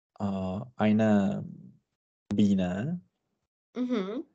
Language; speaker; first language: German; non-native, learner; Czech